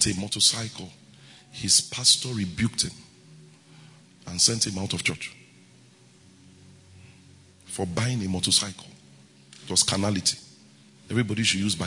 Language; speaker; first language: English; non-native, local second language; Bini